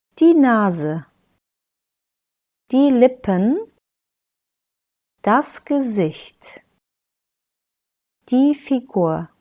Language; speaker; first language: German; non-native, fluent; Turkish